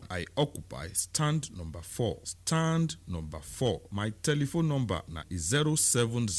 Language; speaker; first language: Nigerian Pidgin; non-native, local second language; Yoruba